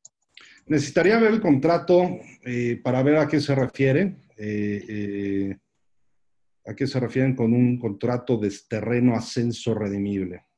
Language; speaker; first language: Spanish; native; Spanish